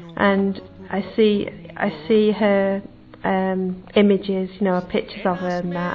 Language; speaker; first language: English; native; English